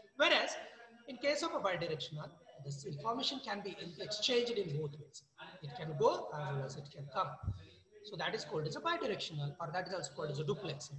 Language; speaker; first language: English; non-native, local second language; Marathi